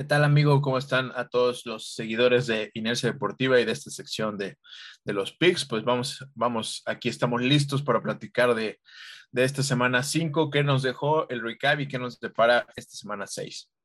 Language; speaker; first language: Spanish; native; Spanish